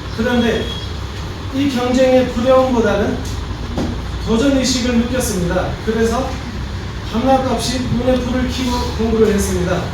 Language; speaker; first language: Korean; non-native, fluent; Nepali